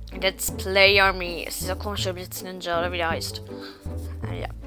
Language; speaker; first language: German; native; German